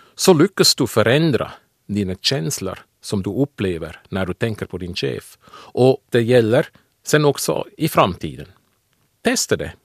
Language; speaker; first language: Swedish; non-native, fluent; Swiss German